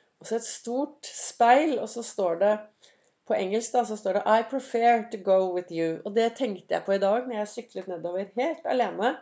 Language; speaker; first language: Norwegian; native; Norwegian